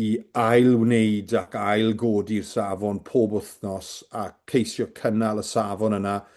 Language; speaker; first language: Welsh; native; Welsh